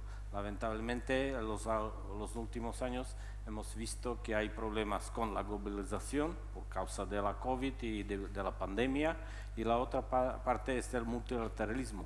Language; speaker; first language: Spanish; non-native, fluent; Czech